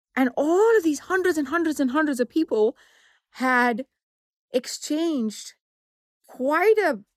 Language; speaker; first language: English; non-native, local second language; Tamil